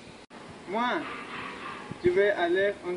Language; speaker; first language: French; non-native, learner; Spanish